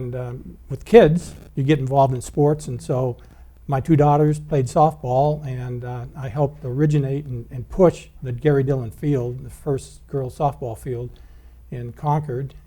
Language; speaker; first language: English; native; English